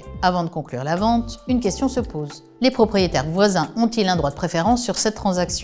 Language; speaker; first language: French; native; French